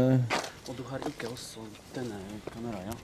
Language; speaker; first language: Swedish; non-native, learner; Polish